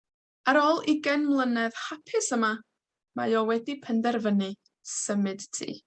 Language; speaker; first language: Welsh; non-native, fluent; Spanish